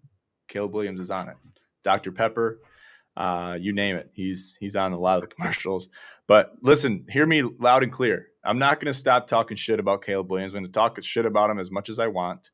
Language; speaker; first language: English; native; English